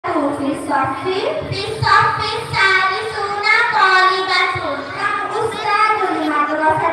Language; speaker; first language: Arabic; non-native, learner; Bangla